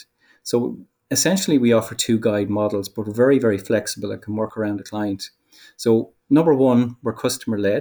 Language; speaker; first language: English; native; English